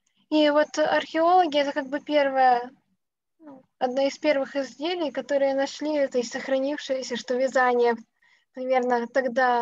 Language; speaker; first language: Russian; native; Russian